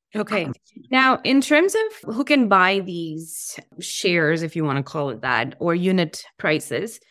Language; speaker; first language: English; non-native, local second language; Hindi